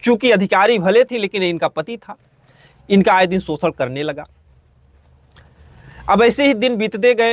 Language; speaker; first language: Hindi; native; Hindi